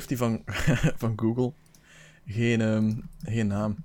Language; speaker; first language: Dutch; native; Dutch